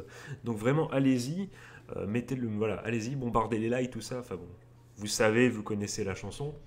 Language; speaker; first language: French; native; French